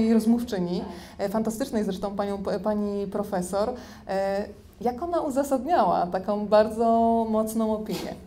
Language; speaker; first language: Polish; native; Polish